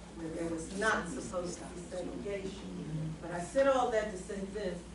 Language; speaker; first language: English; native; English